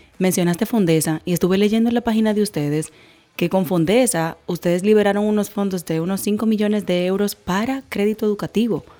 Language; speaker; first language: Spanish; native; Spanish